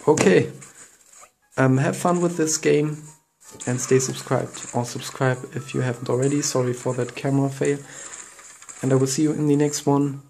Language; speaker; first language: English; non-native, fluent; German